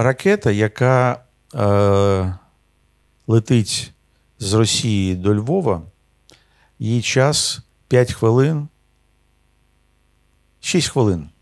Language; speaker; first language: Ukrainian; non-native, local second language; Russian